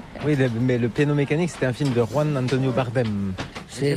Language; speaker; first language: French; native; French